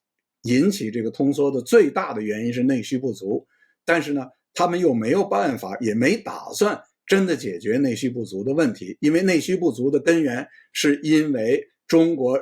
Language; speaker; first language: Chinese; native; Chinese